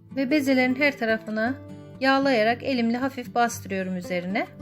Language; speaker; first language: Turkish; native; Turkish